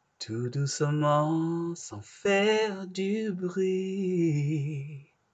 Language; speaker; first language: French; non-native, learner; English